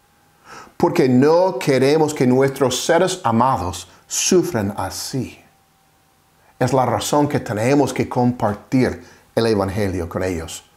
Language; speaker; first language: Spanish; non-native, fluent; English